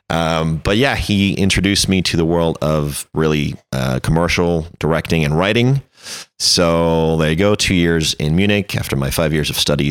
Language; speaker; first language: English; non-native, fluent; French